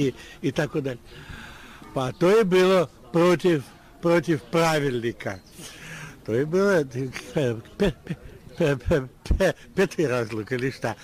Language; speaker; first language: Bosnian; non-native, learner; Russian